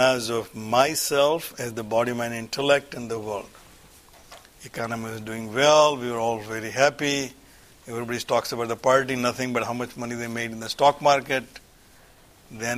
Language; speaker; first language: English; non-native, local second language; Gujarati